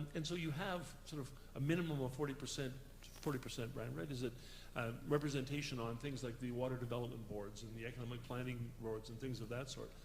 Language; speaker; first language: English; native; English